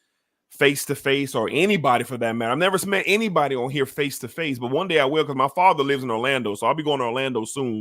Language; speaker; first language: English; native; English